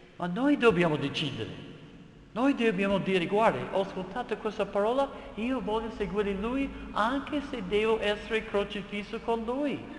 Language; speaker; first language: Italian; non-native, fluent; English